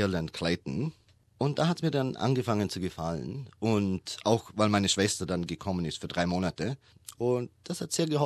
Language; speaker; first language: German; native; German